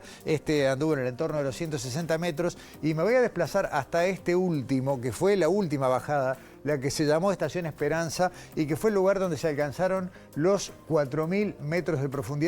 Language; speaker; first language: Spanish; native; Spanish